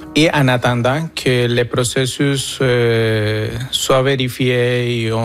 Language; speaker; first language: French; non-native, fluent; Spanish